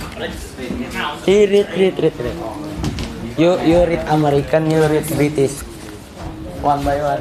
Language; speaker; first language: English; non-native, learner; Indonesian